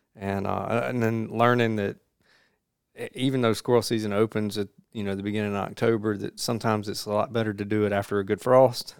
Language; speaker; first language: English; native; English